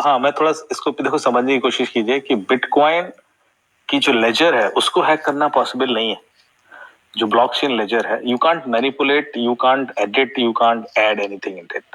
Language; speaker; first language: Hindi; native; Hindi